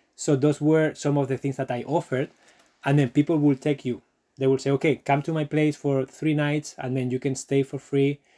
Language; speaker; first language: English; non-native, fluent; Spanish